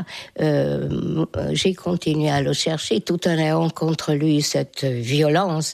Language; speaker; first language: French; non-native, fluent; Hungarian